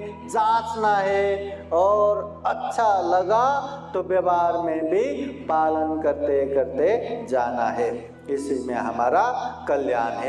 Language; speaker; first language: Hindi; non-native, local second language; Marathi